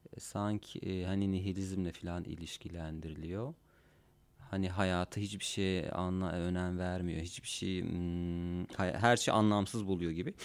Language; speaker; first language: Turkish; non-native, local second language; Kurdish